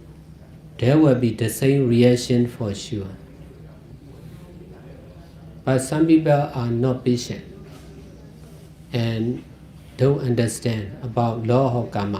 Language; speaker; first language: English; non-native, fluent; Burmese